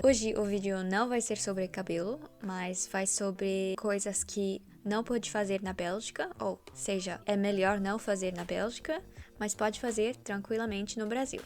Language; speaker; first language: Portuguese; non-native, fluent; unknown